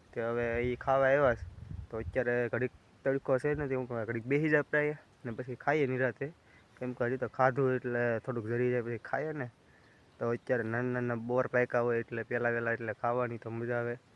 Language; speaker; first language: Gujarati; native; Gujarati